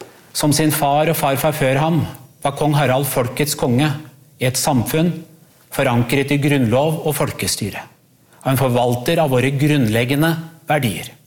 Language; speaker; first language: Norwegian; native; Norwegian